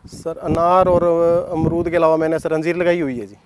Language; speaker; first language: Hindi; native; Hindi